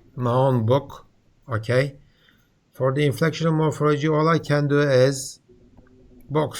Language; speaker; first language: English; non-native, fluent; Turkish